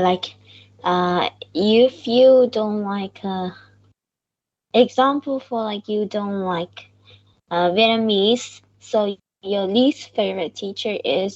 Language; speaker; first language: English; non-native, learner; Vietnamese